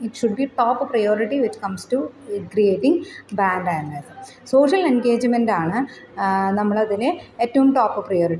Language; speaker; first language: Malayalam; native; Malayalam